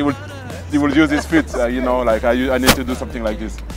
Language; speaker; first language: English; non-native, fluent; French